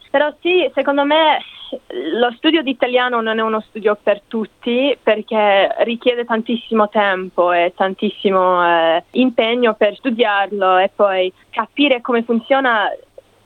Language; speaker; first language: Italian; non-native, fluent; English